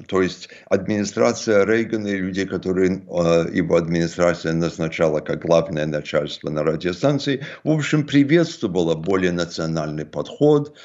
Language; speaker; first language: Russian; early bilingual, heritage; Russian